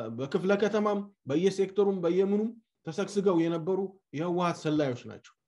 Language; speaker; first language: Amharic; non-native, local second language; Tigrinya